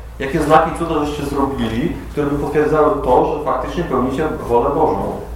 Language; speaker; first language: Polish; native; Polish